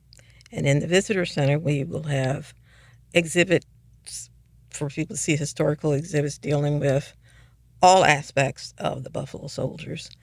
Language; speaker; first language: English; native; English